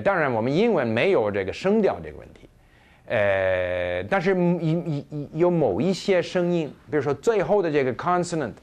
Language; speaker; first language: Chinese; non-native, fluent; English